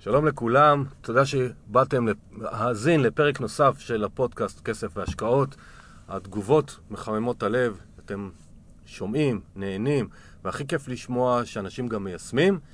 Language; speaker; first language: Hebrew; native; Hebrew